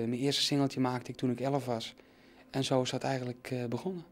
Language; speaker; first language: Dutch; native; Dutch